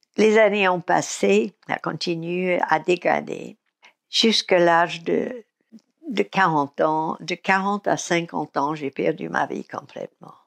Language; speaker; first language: French; non-native, fluent; English